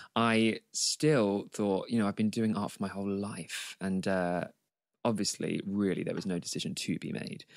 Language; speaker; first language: English; native; English